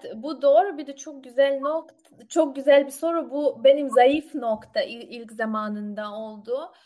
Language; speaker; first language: Turkish; non-native, learner; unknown